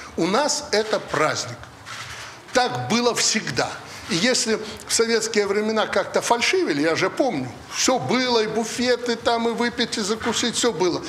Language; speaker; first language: Russian; native; Russian